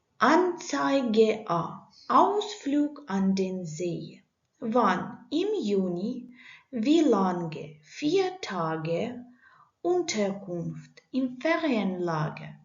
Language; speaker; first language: German; non-native, fluent; Ukrainian